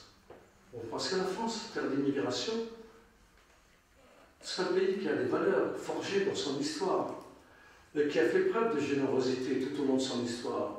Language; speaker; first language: French; non-native, local second language; Arabic